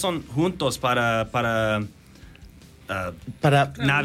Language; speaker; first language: Spanish; non-native, learner; English